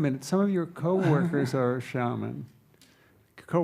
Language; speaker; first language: English; native; English